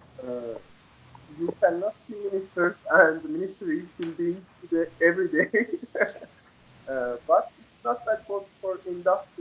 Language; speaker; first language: English; non-native, learner; Persian